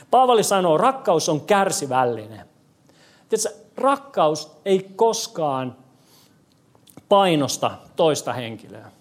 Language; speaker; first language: Finnish; non-native, fluent; English